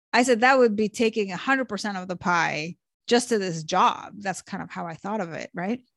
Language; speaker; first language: English; early bilingual, other home language; Hebrew